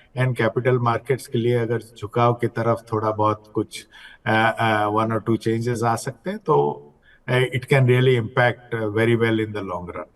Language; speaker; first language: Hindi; non-native, local second language; Odia